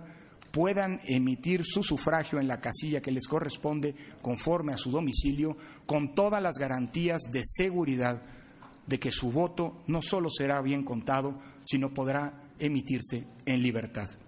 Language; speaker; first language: Spanish; native; Spanish